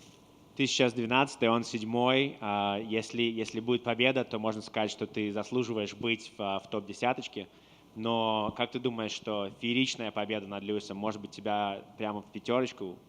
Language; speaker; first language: Russian; native; Russian